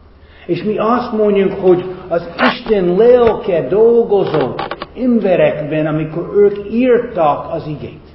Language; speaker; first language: Hungarian; non-native, fluent; English